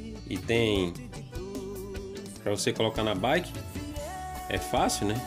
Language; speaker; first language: Portuguese; native; Portuguese